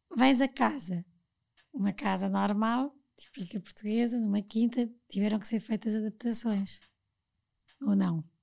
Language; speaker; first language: Portuguese; native; Portuguese